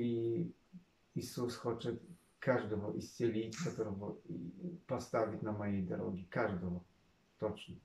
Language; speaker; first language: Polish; non-native, learner; Russian